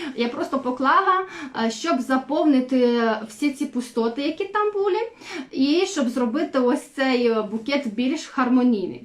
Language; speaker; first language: Ukrainian; non-native, local second language; Russian